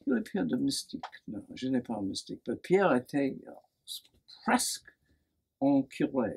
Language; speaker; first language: French; non-native, learner; English